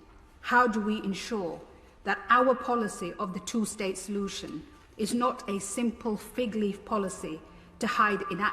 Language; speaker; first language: English; native; English